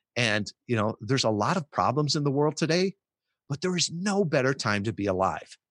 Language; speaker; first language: English; native; English